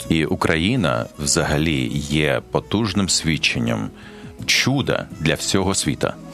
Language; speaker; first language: Ukrainian; native; Ukrainian